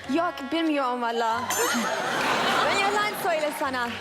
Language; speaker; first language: Turkish; non-native, learner; English